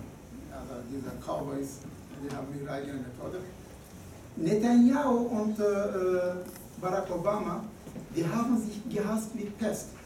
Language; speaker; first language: German; non-native, fluent; Turkish